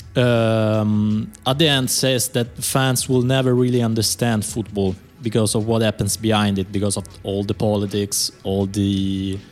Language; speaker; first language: English; non-native, fluent; Italian